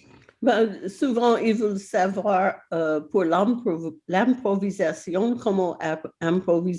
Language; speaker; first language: French; non-native, fluent; English